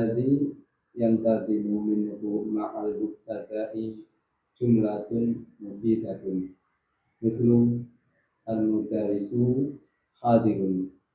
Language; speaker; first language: Arabic; non-native, learner; Indonesian